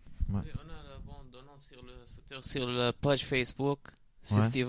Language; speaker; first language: French; non-native, learner; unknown